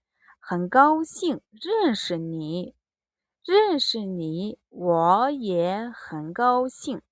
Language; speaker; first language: Chinese; non-native, fluent; Mongolian